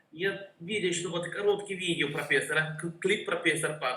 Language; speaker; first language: Russian; non-native, learner; Korean